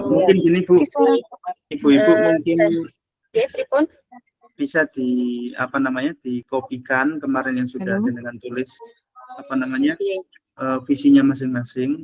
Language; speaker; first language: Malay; non-native, local second language; Javanese